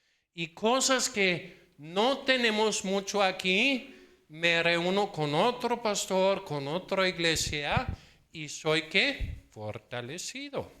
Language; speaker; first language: Spanish; non-native, fluent; Danish